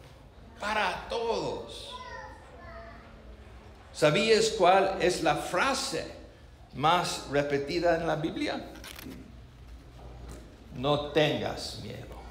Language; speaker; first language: Spanish; non-native, learner; English